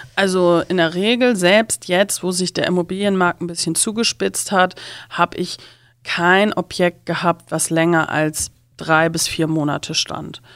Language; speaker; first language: German; native; German